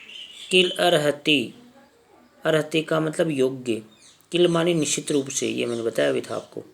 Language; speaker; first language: Hindi; native; Hindi